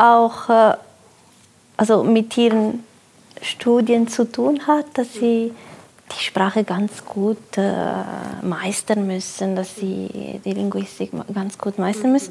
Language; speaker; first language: German; non-native, fluent; French